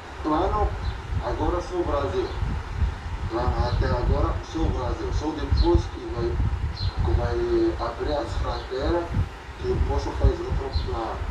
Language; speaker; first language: Portuguese; non-native, learner; Arabic